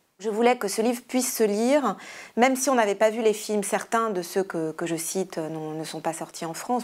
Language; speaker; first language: French; native; French